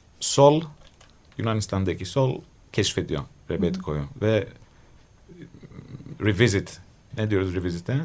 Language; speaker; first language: Turkish; non-native, fluent; Greek